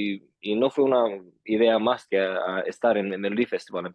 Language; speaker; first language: Spanish; early bilingual, heritage; Swedish